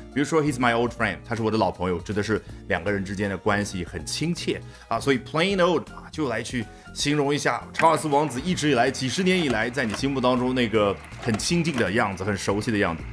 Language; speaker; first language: Chinese; native; Chinese